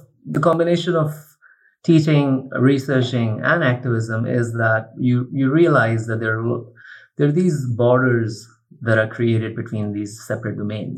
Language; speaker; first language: English; non-native, local second language; Urdu